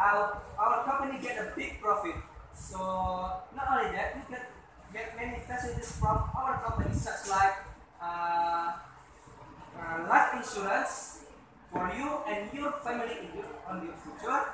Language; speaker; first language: English; non-native, learner; Indonesian